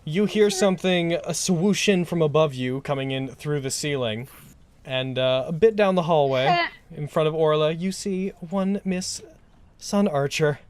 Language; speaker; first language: English; native; English